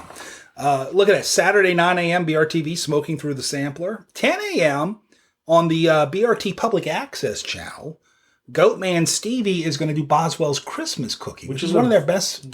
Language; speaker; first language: English; native; English